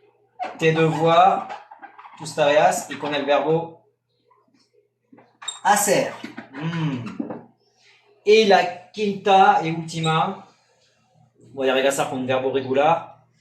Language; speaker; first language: Spanish; non-native, fluent; French